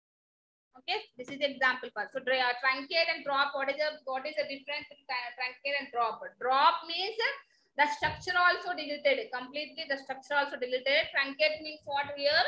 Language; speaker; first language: English; non-native, local second language; Telugu